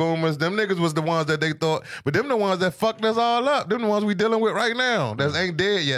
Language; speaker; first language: English; native; English